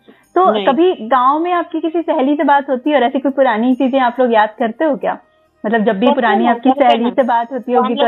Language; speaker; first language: Hindi; native; Hindi